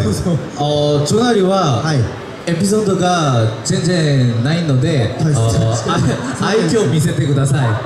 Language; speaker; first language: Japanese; non-native, learner; Korean